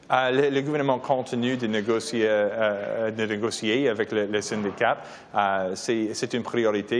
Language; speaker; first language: French; non-native, learner; English